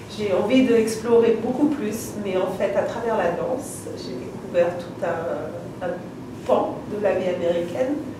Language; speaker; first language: French; native; French